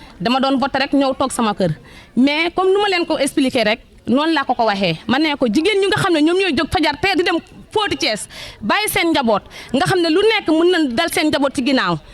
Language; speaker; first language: Wolof; native; Wolof